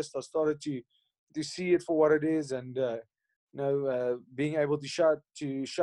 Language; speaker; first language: English; non-native, local second language; Afrikaans